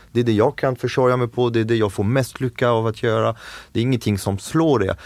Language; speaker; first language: Swedish; non-native, fluent; French